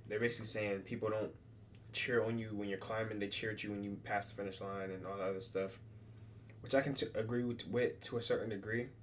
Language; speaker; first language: English; native; English